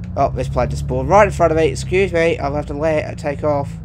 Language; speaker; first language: English; native; English